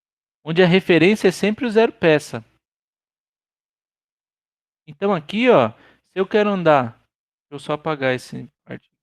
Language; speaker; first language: Portuguese; native; Portuguese